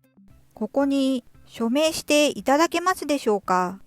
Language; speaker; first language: Japanese; non-native, fluent; Korean